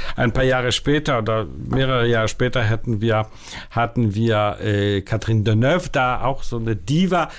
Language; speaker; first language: German; non-native, fluent; Danish